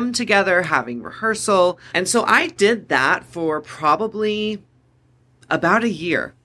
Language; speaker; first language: English; native; English